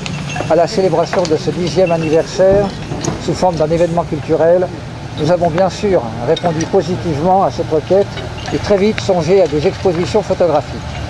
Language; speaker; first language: French; native; French